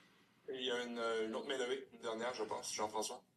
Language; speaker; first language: French; native; French